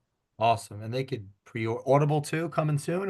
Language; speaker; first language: English; native; English